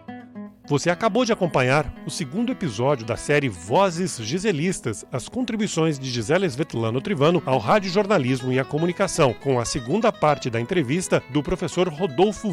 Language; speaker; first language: Portuguese; native; Portuguese